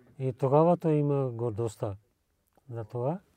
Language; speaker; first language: Bulgarian; non-native, learner; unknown